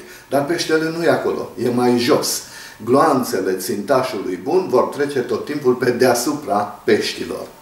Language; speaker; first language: Romanian; native; Romanian